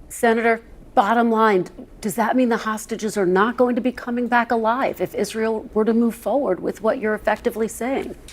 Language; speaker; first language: English; native; English